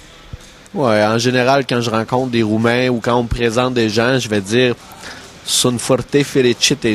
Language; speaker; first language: French; native; French